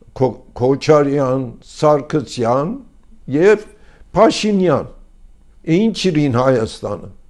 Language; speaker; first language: Armenian; early bilingual, heritage; Armenian